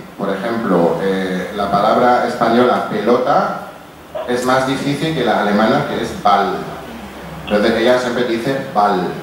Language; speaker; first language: Spanish; non-native, fluent; German